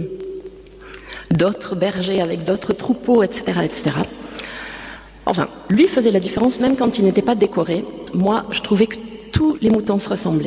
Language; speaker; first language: French; native; French